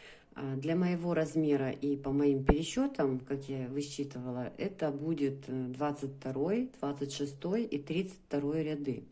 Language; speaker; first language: Russian; native; Russian